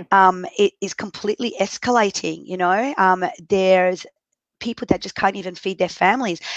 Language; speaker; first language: English; early bilingual, other home language; Arabic